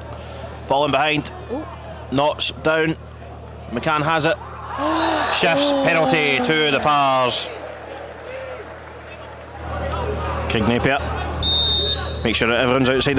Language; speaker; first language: English; native; English